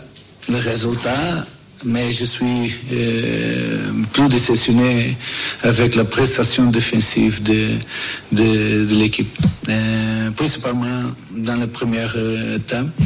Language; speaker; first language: French; non-native, learner; Portuguese